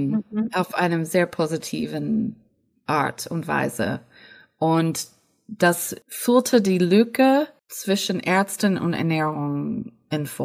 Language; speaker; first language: German; non-native, fluent; English